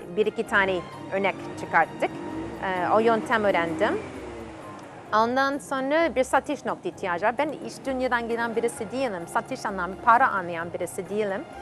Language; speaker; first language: Turkish; non-native, fluent; English